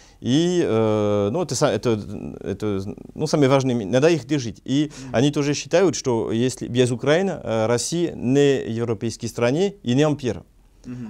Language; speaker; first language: Russian; non-native, learner; French